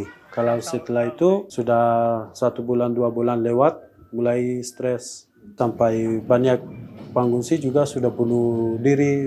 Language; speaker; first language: Indonesian; non-native, learner; Persian